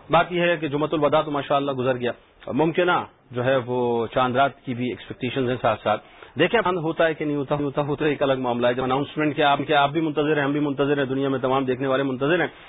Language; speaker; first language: Urdu; native; Urdu